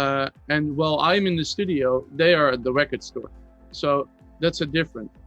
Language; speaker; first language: English; non-native, fluent; Dutch